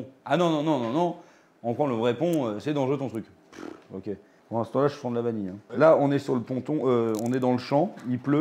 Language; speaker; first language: French; native; French